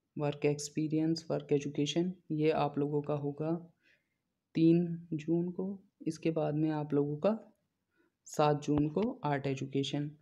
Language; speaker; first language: Hindi; native; Hindi